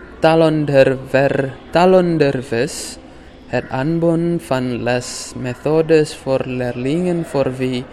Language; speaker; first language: Dutch; non-native, learner; Indonesian